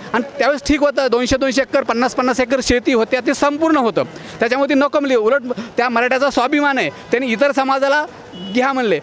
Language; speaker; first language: Marathi; native; Marathi